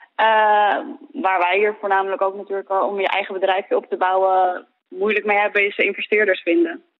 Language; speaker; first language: Dutch; early bilingual, other home language; Greek